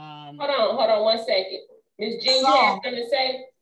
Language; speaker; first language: English; native; English